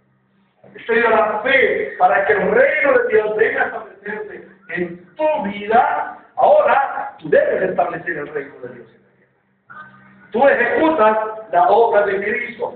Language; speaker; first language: Spanish; native; Spanish